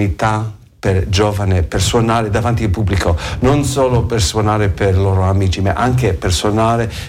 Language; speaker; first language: Italian; non-native, learner; English